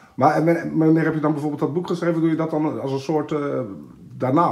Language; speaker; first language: Dutch; native; Dutch